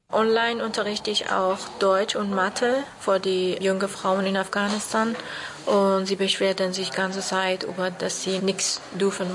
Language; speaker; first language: German; non-native, learner; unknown